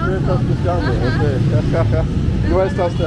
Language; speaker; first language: Spanish; non-native, learner; English